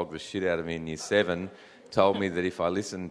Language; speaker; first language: English; native; English